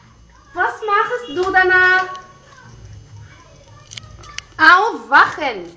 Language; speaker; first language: German; non-native, fluent; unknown